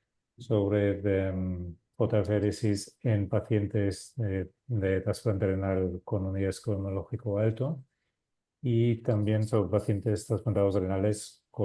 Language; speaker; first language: Spanish; non-native, fluent; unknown